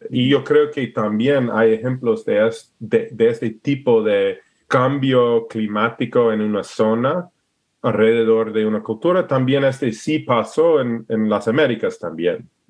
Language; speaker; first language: Spanish; non-native, fluent; English